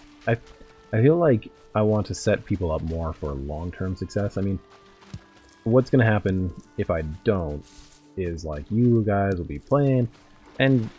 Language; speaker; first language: English; native; English